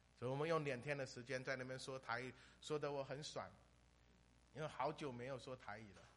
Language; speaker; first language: Chinese; native; Chinese